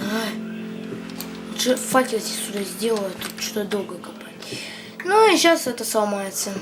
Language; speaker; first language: Russian; native; Russian